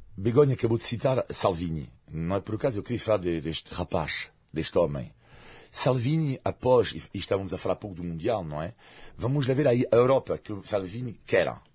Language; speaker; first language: Portuguese; non-native, fluent; French